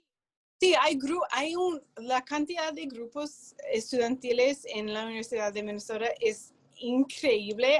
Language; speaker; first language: Spanish; non-native, fluent; English